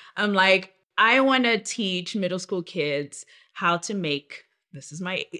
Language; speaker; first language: English; non-native, local second language; Yoruba